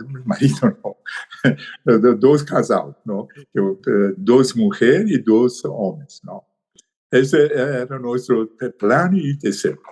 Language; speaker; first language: Portuguese; non-native, learner; Persian